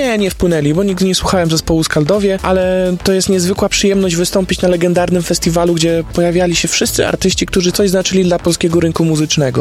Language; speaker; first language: Polish; native; Polish